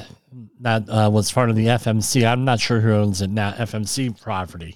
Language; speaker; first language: English; native; English